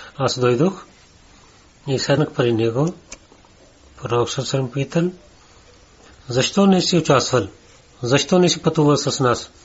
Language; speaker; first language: Bulgarian; non-native, learner; Urdu